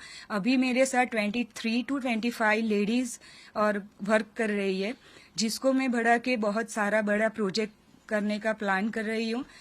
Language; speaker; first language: Hindi; non-native, local second language; Gujarati